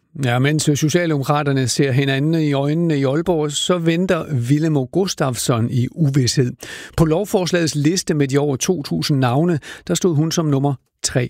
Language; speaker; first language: Danish; native; Danish